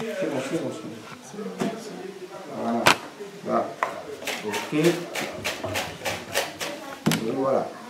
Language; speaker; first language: French; native; French